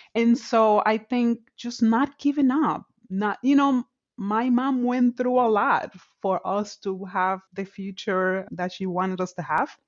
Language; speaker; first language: English; non-native, fluent; Spanish